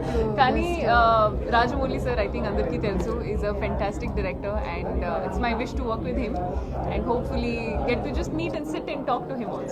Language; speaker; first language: Telugu; non-native, learner; Hindi